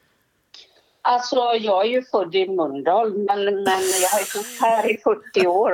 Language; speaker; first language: Swedish; native; Swedish